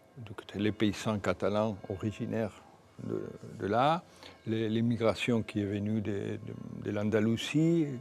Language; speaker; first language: French; non-native, fluent; Spanish